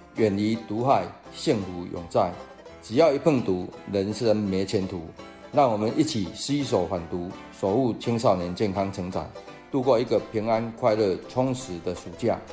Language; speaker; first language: Chinese; native; Chinese